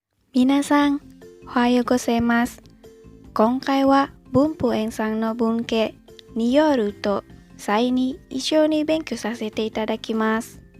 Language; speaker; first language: Japanese; non-native, learner; Indonesian